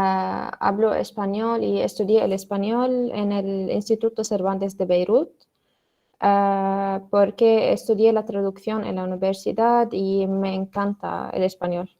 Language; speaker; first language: Spanish; non-native, learner; Arabic